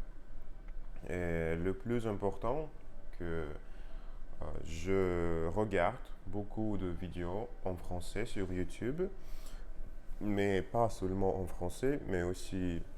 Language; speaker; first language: French; non-native, learner; Russian